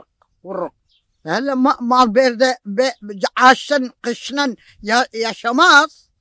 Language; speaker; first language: Turkish; non-native, local second language; Arabic